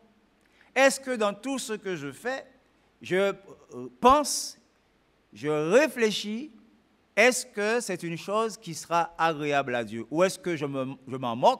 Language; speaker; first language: French; native; French